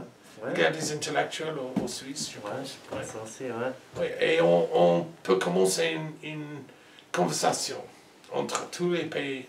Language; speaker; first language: French; non-native, learner; English